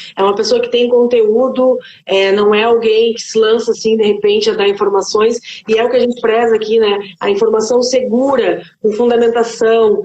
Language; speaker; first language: Portuguese; native; Portuguese